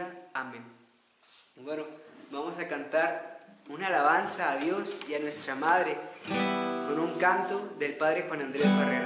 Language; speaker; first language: Spanish; native; Spanish